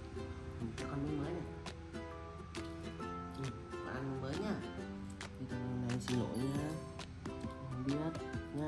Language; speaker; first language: Vietnamese; native; Vietnamese